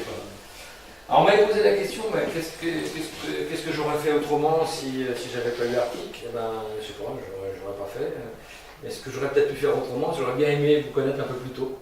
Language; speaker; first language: French; native; French